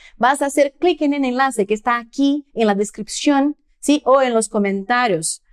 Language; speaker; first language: Spanish; non-native, fluent; Portuguese